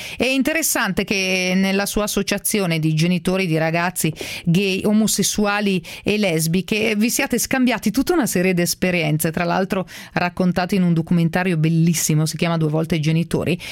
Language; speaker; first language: Italian; native; Italian